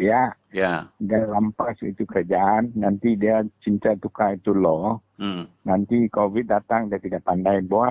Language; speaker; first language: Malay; non-native, local second language; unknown